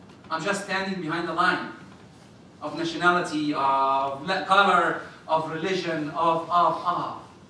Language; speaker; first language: English; non-native, fluent; Arabic